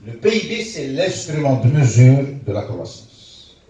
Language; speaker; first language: French; non-native, local second language; Arabic